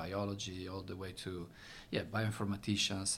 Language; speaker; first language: English; non-native, fluent; Italian